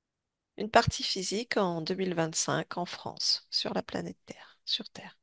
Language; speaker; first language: French; native; French